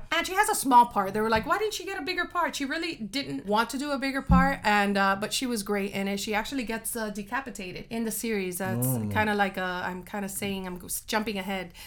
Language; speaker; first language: English; native; English